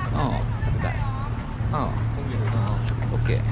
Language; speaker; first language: Japanese; non-native, learner; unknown